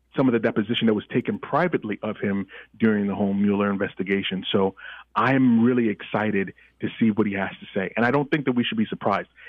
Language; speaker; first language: English; early bilingual, other home language; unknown